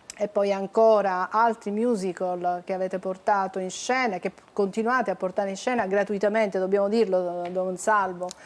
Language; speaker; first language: Italian; native; Italian